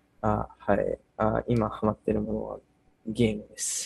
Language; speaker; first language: Japanese; early bilingual, heritage; English